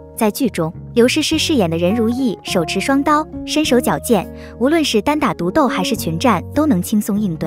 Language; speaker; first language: Chinese; native; Chinese